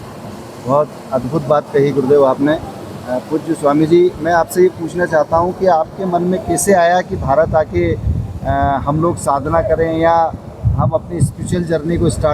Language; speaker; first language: Hindi; native; Hindi